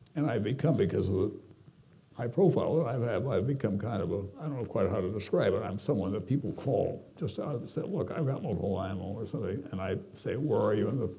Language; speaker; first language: English; native; English